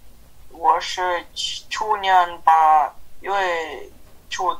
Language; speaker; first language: Chinese; non-native, learner; Mongolian